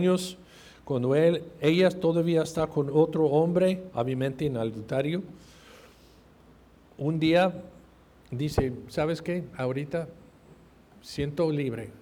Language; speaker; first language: Spanish; non-native, fluent; English